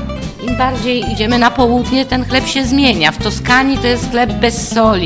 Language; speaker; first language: Polish; non-native, fluent; Italian